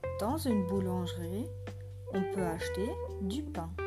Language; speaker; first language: French; non-native, fluent; German